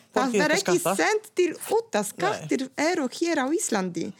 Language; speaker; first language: Icelandic; non-native, fluent; Polish